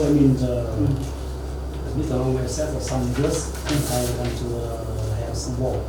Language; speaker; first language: English; non-native, learner; Vietnamese